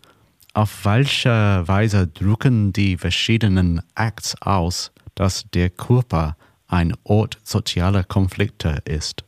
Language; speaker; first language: German; non-native, learner; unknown